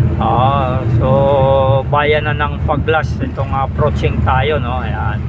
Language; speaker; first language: Filipino; non-native, local second language; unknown